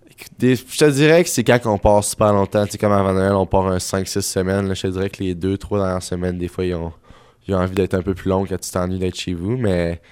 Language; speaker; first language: French; native; French